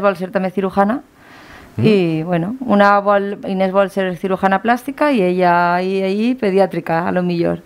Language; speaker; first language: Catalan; non-native, local second language; Spanish